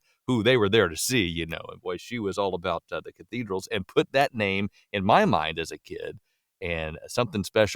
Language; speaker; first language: English; native; English